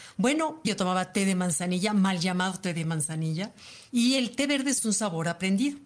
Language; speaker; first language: Spanish; native; Spanish